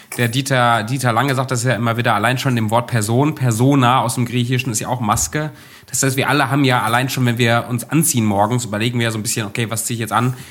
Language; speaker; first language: German; native; German